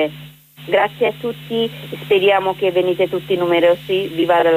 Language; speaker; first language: Italian; non-native, learner; Bangla